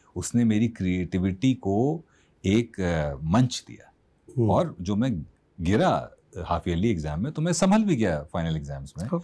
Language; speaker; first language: Hindi; native; Hindi